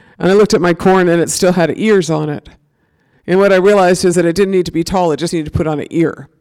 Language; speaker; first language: English; native; English